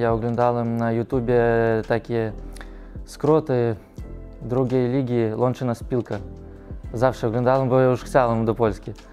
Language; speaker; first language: Polish; non-native, learner; Russian